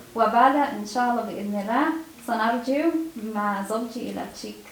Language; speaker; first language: Arabic; non-native, learner; Czech